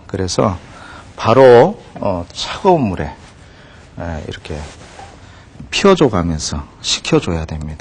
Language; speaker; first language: Korean; native; Korean